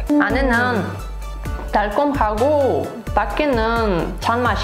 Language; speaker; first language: Korean; non-native, fluent; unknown